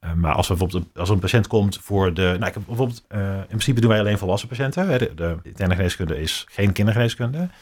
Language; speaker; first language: Dutch; native; Dutch